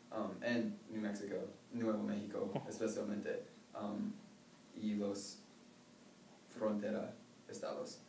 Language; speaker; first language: Spanish; non-native, learner; English